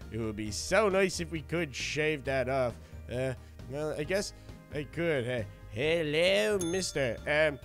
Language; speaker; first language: English; native; English